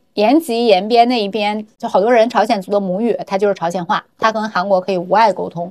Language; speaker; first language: Chinese; native; Chinese